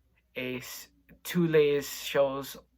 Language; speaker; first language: French; non-native, local second language; English